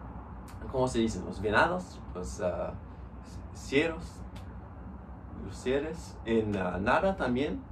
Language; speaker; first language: Spanish; non-native, fluent; English